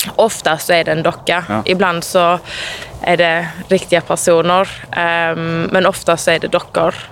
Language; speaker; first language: Swedish; native; Swedish